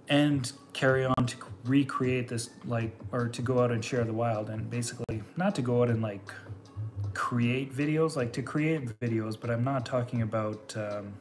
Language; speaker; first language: English; native; English